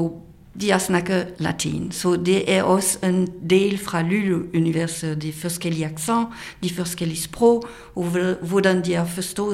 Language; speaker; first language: Danish; non-native, fluent; French